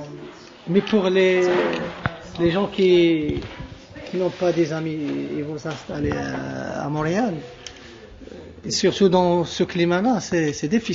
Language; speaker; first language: French; non-native, local second language; Arabic